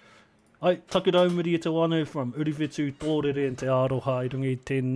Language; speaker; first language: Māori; non-native, local second language; English